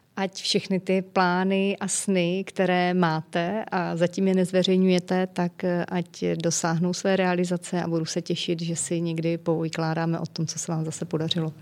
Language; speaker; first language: Czech; native; Czech